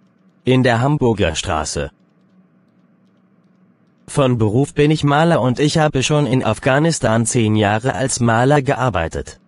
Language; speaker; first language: German; non-native, learner; Persian